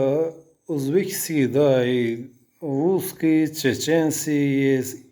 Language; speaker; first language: Russian; non-native, learner; Uzbek